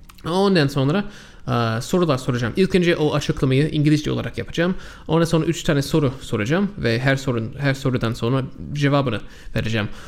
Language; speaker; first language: Turkish; non-native, fluent; English